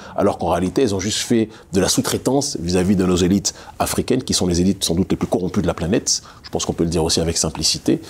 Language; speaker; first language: French; native; French